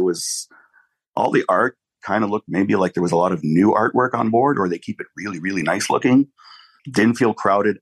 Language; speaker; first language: English; native; English